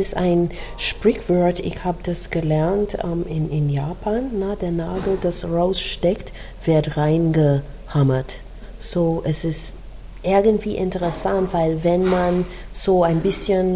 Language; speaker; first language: German; non-native, learner; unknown